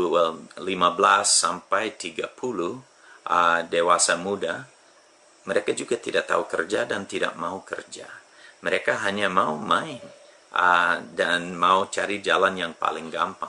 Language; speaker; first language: Indonesian; non-native, fluent; English